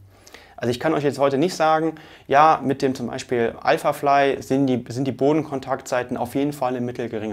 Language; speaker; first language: German; native; German